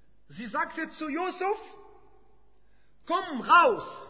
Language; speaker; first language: German; non-native, fluent; Arabic